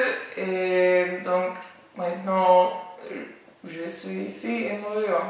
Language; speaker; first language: French; non-native, learner; Estonian